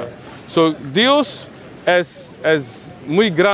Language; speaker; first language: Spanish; non-native, learner; English